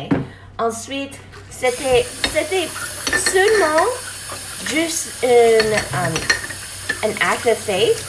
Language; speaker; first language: French; non-native, learner; English